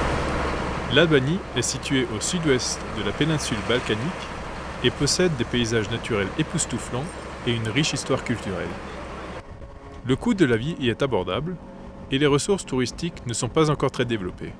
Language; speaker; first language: French; native; French